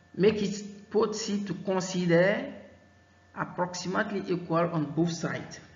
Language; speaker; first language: English; non-native, fluent; French